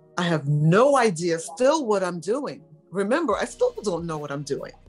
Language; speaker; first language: English; native; English